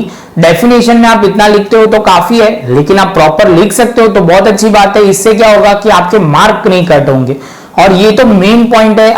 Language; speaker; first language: Hindi; non-native, local second language; Gujarati